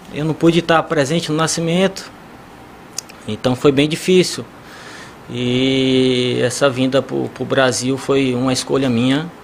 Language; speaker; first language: Portuguese; native; Portuguese